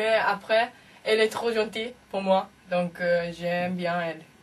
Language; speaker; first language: French; non-native, learner; Japanese